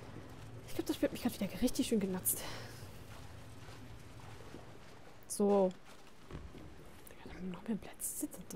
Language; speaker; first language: German; native; German